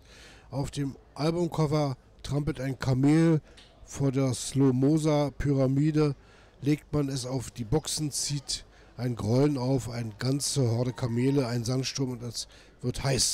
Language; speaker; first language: German; native; German